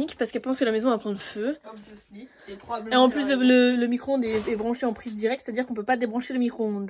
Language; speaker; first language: French; native; French